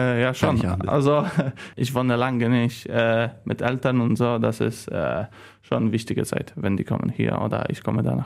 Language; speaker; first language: German; non-native, learner; Polish